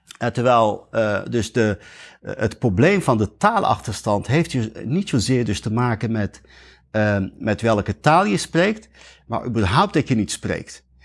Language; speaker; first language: Dutch; early bilingual, other home language; Riffian